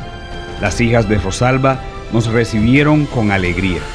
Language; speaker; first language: Spanish; native; Spanish